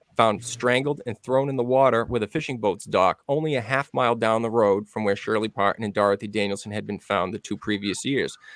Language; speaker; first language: English; native; English